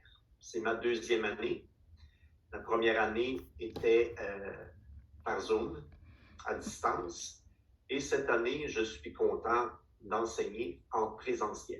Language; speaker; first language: French; native; French